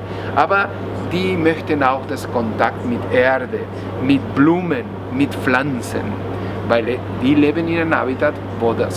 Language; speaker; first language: German; non-native, learner; Spanish